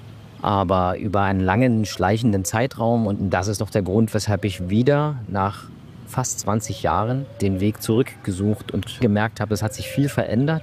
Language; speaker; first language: German; native; German